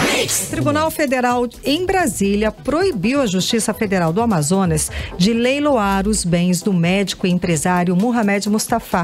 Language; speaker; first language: Portuguese; native; Portuguese